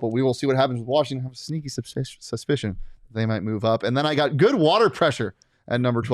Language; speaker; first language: English; native; English